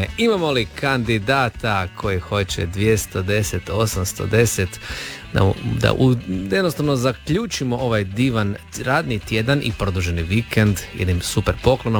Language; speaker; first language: Serbian; native; Serbian